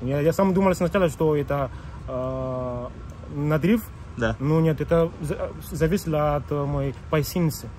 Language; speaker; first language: Russian; non-native, fluent; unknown